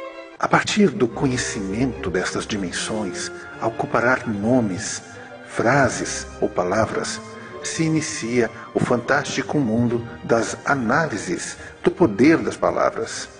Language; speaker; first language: Portuguese; native; Portuguese